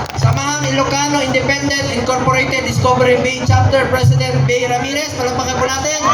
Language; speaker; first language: Filipino; native; Filipino